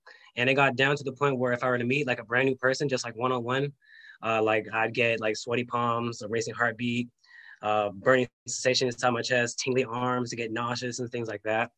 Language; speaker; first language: English; native; English